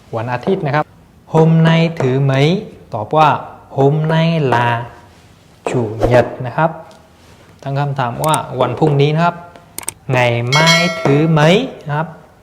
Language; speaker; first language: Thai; non-native, fluent; Vietnamese